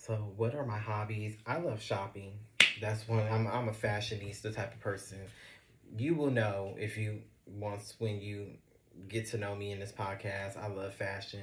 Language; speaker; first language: English; native; English